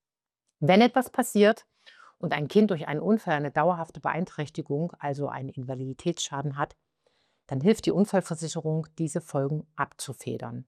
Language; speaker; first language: German; native; German